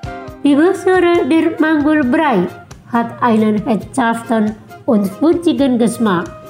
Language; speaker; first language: German; non-native, learner; Indonesian